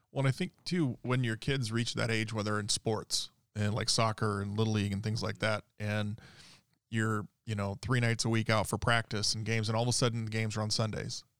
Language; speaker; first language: English; native; English